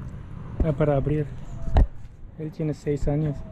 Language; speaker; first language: Spanish; non-native, fluent; German